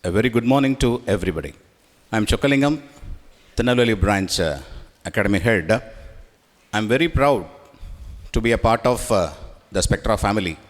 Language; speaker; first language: English; non-native, local second language; Tamil